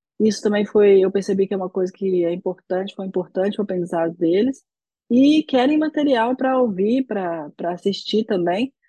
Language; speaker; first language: Portuguese; native; Portuguese